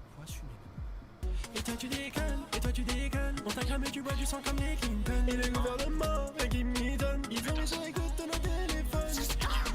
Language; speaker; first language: French; native; French